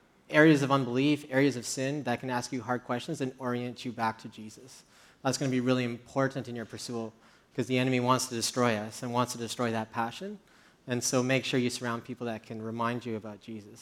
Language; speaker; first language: English; native; English